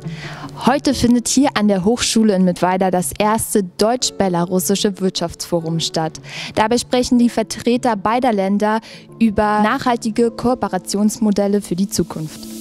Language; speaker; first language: German; native; German